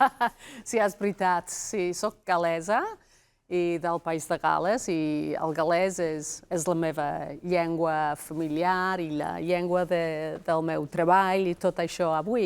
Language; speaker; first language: Catalan; non-native, fluent; Welsh